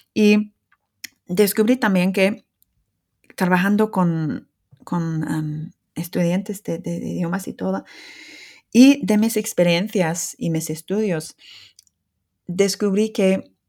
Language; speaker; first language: Spanish; non-native, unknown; English